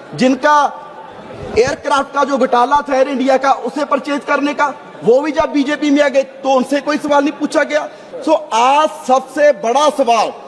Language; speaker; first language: Hindi; non-native, local second language; Punjabi